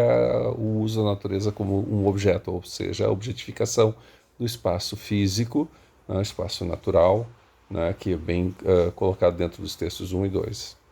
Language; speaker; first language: Portuguese; native; Portuguese